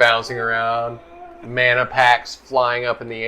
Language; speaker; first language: English; native; English